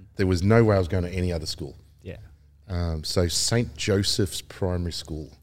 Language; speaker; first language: English; native; English